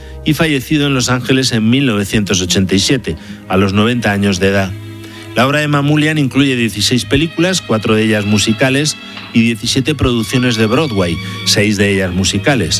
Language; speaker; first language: Spanish; native; Spanish